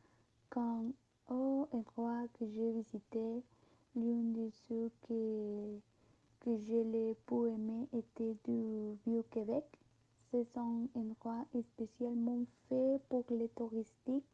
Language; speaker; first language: French; non-native, learner; Spanish